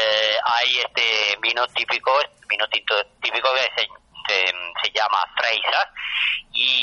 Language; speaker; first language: Spanish; non-native, fluent; Italian